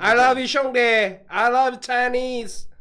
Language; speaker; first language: English; non-native, learner; Korean